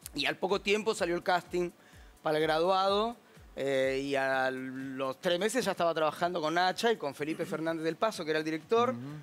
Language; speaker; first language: Spanish; native; Spanish